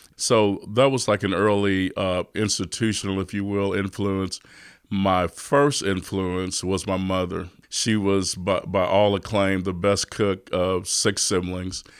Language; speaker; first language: English; native; English